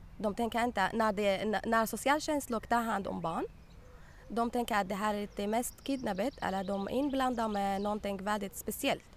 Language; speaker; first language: Swedish; non-native, learner; Arabic